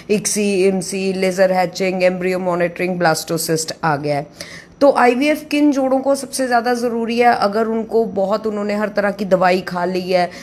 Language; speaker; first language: Hindi; non-native, local second language; Punjabi